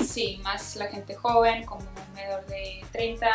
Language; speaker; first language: Spanish; non-native, fluent; Ukrainian